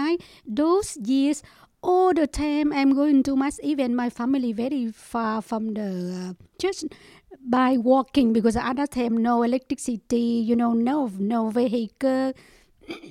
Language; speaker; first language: English; non-native, learner; Vietnamese